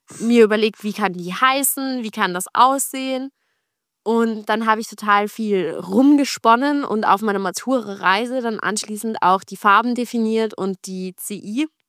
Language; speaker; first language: German; native; German